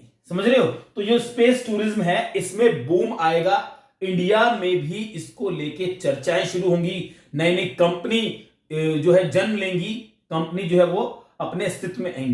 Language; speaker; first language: Hindi; native; Hindi